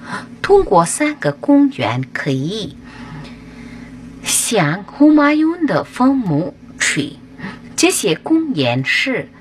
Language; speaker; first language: Chinese; non-native, fluent; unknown